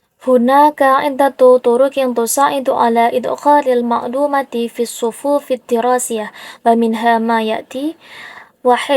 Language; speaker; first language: Arabic; non-native, learner; Indonesian